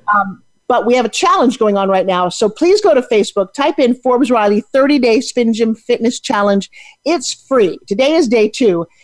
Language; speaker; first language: English; native; English